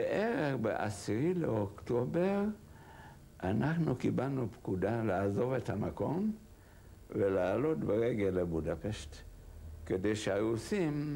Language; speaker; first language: Hebrew; non-native, fluent; Hungarian